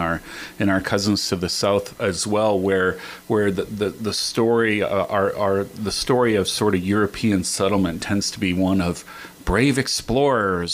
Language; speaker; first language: English; native; English